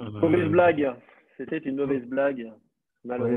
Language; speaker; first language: French; native; French